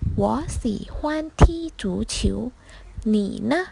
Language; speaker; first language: Chinese; non-native, fluent; Thai